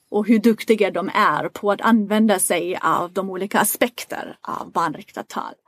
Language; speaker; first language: Swedish; non-native, fluent; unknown